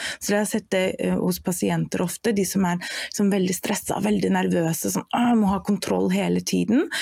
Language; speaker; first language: Norwegian; non-native, fluent; German